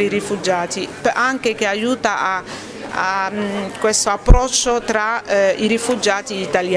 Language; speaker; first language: Italian; non-native, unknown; French